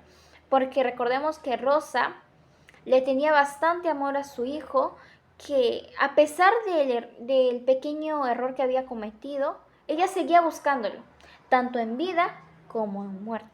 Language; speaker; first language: Spanish; native; Spanish